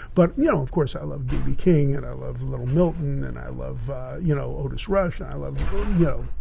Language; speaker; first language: English; native; English